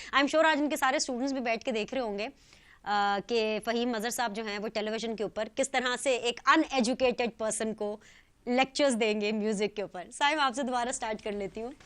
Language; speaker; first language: Urdu; native; Urdu